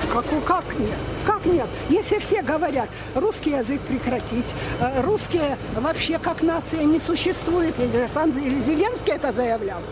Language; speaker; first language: Russian; native; Russian